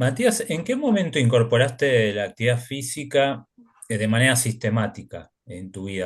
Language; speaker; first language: Spanish; native; Spanish